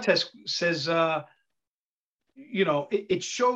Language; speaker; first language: English; native; English